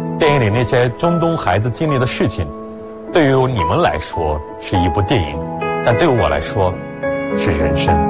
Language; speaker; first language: Chinese; early bilingual, other home language; Arabic